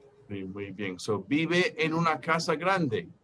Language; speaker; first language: Spanish; non-native, fluent; English